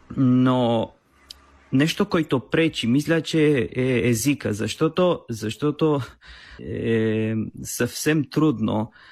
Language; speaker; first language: Bulgarian; non-native, learner; Romanian